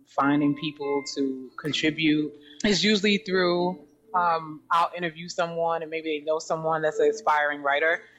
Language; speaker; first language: English; native; English